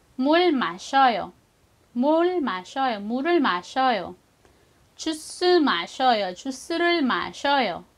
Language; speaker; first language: Korean; non-native, fluent; Filipino